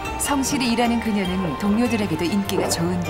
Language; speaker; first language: Korean; native; Korean